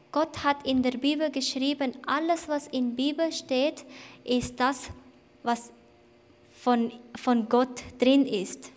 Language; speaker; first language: German; non-native, fluent; Thai